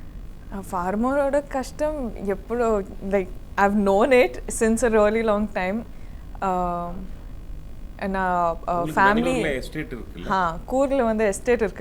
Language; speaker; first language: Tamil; non-native, learner; Kodava